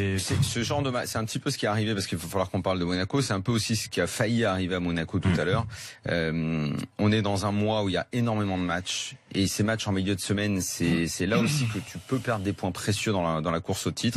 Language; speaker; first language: French; native; French